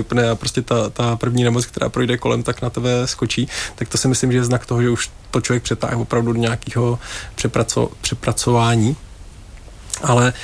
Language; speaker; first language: Czech; native; Czech